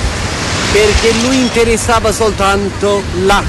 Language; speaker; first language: Italian; non-native, fluent; Portuguese